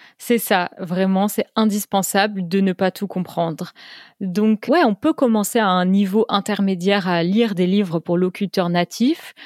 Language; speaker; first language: French; native; French